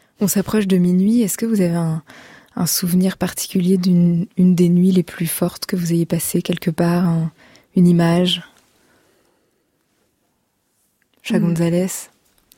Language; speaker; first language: French; native; French